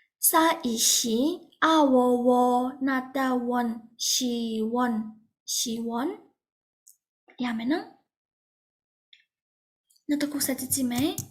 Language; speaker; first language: Korean; non-native, fluent; Burmese